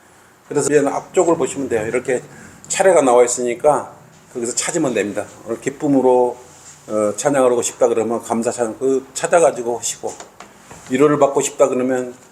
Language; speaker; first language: Korean; native; Korean